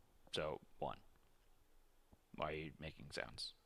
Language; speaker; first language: English; native; English